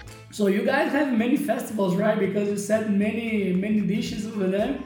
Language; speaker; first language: English; non-native, fluent; Portuguese